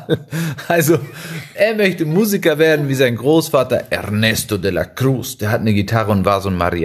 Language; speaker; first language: German; non-native, fluent; Spanish